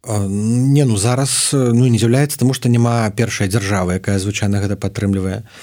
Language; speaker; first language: Belarusian; native; Belarusian